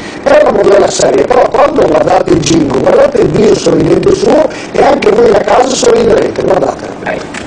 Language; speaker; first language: Italian; native; Italian